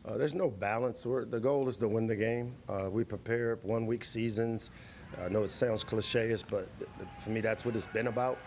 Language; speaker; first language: English; native; English